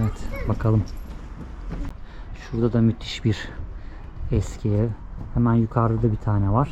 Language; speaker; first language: Turkish; native; Turkish